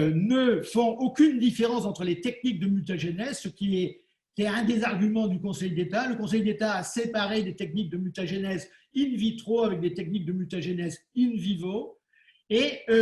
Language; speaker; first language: French; native; French